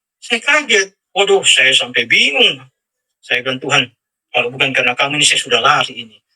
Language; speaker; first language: Indonesian; native; Indonesian